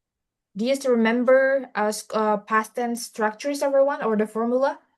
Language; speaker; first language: English; non-native, learner; Indonesian